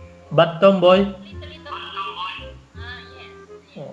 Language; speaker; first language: English; non-native, learner; Indonesian